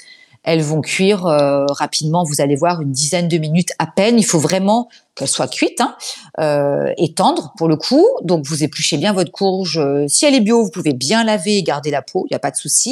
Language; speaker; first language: French; native; French